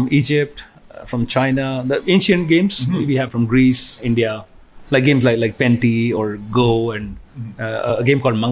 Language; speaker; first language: English; non-native, local second language; Hindi